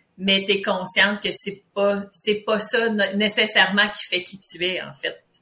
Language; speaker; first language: French; native; French